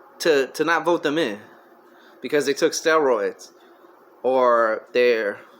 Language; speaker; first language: English; native; English